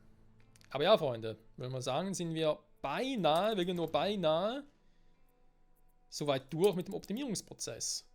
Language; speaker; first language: German; native; German